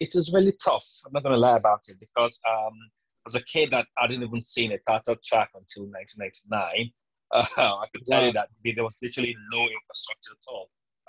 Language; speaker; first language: English; non-native, local second language; Yoruba